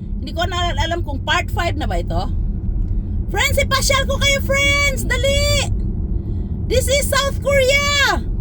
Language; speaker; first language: Filipino; native; Filipino